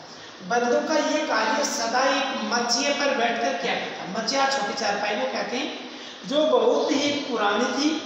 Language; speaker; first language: Hindi; native; Hindi